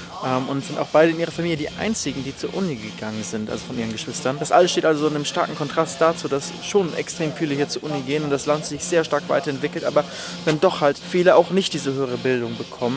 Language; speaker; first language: German; native; German